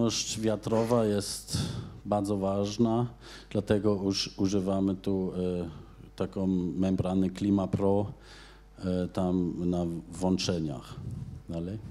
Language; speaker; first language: Polish; non-native, fluent; German